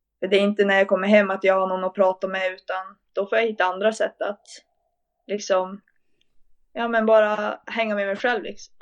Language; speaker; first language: Swedish; native; Swedish